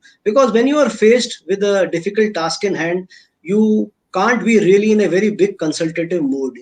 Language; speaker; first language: English; non-native, local second language; Hindi